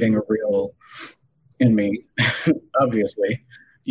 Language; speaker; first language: English; native; English